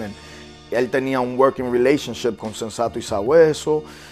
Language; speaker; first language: Spanish; early bilingual, heritage; Spanish